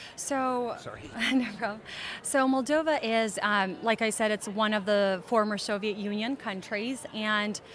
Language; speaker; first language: English; early bilingual, other home language; Russian